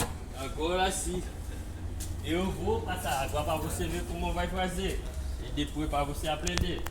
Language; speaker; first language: Portuguese; non-native, learner; Haitian Creole